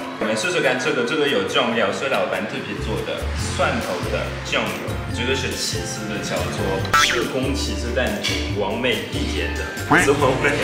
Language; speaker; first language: Chinese; non-native, fluent; French